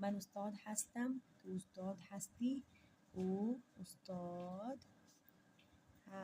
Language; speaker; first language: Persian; non-native, fluent; Urdu